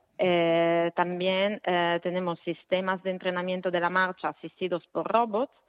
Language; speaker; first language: Spanish; non-native, fluent; Italian